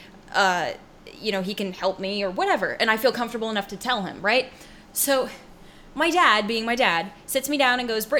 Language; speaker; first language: English; native; English